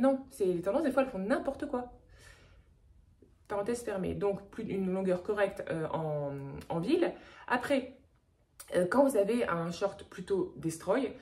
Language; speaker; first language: French; native; French